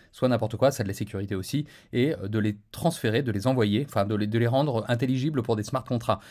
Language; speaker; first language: French; native; French